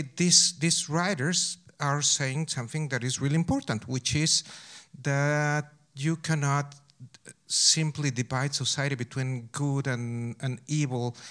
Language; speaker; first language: English; non-native, fluent; Spanish